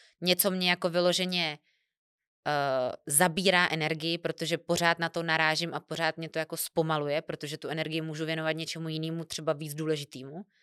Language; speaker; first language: Czech; native; Czech